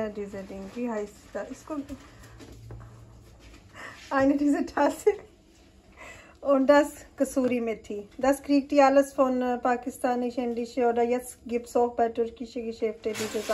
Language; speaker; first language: German; non-native, learner; Urdu